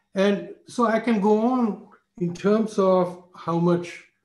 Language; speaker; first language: English; non-native, local second language; Marathi